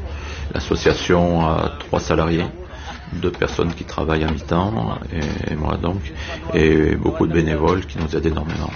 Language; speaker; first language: French; native; French